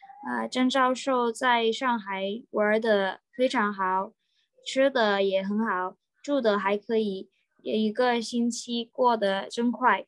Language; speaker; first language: Chinese; non-native, learner; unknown